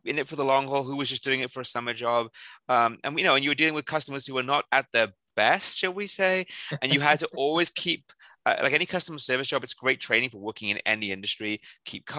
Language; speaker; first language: English; native; English